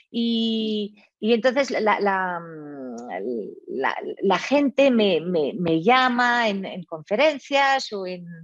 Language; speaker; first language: Spanish; non-native, fluent; French